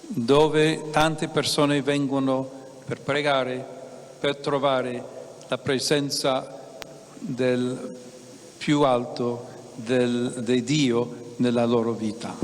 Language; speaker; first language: Italian; non-native, fluent; English